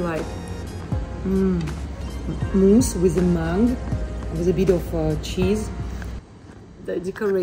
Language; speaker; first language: English; non-native, fluent; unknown